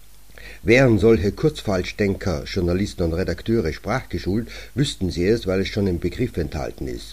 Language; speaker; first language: German; native; German